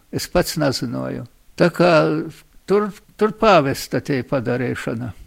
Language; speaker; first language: Latvian; native; Latvian